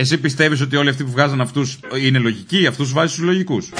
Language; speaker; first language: Greek; native; Greek